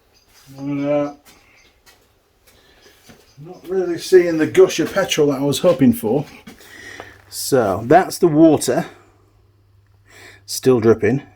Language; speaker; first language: English; native; English